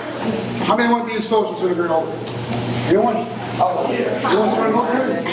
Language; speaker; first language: English; native; English